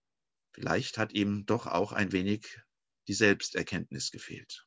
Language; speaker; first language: German; native; German